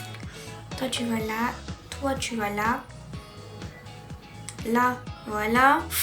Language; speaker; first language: French; native; French